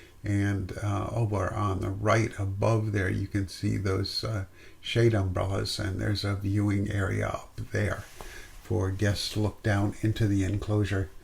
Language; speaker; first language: English; native; English